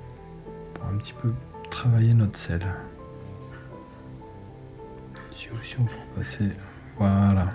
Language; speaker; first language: French; native; French